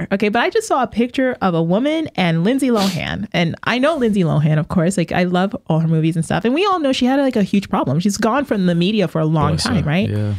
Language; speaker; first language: English; native; English